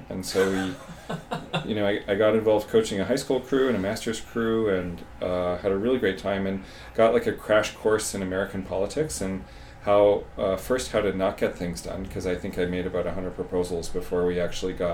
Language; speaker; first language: English; native; English